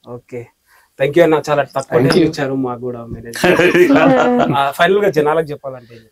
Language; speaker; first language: Telugu; native; Telugu